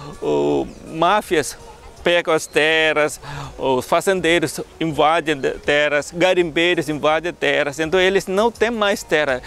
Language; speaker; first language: Portuguese; non-native, fluent; Malayalam